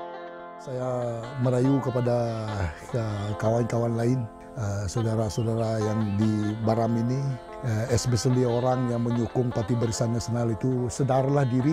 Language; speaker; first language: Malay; non-native, local second language; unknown